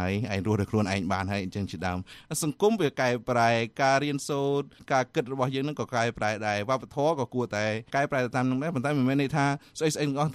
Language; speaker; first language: Khmer; native; Khmer